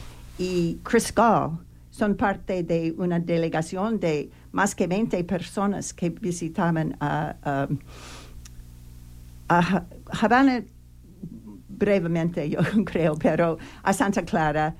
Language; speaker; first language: Spanish; non-native, learner; English